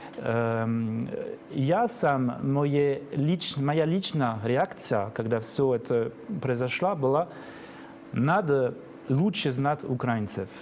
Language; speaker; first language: Russian; non-native, fluent; French